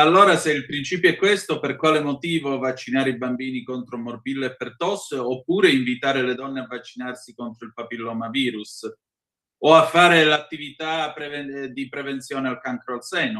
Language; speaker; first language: Italian; native; Italian